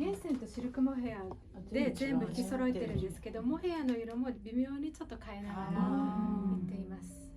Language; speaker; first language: Japanese; native; Japanese